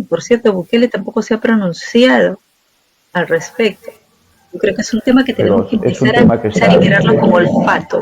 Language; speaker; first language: Spanish; native; Spanish